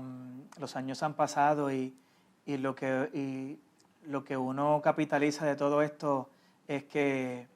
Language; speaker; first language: Spanish; native; Spanish